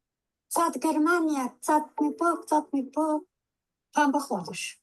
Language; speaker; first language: Hebrew; non-native, fluent; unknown